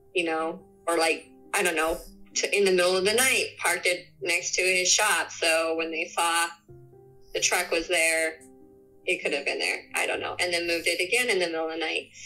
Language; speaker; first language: English; native; English